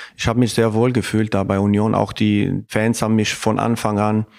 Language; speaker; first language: German; non-native, fluent; Albanian